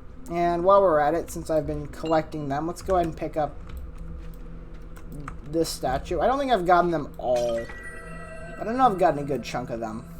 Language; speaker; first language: English; native; English